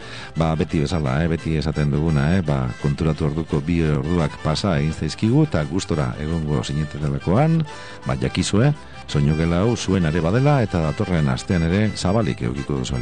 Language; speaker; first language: Basque; native; Basque